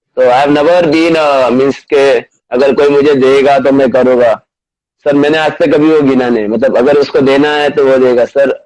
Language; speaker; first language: Hindi; non-native, local second language; Marathi